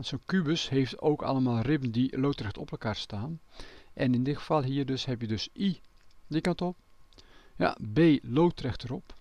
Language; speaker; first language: Dutch; native; Dutch